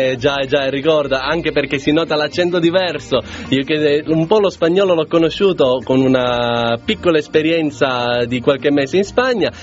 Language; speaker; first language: Italian; native; Italian